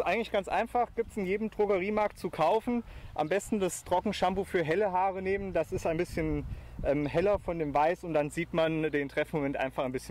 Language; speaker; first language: German; native; German